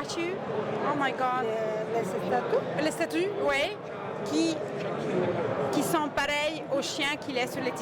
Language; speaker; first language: French; non-native, fluent; Italian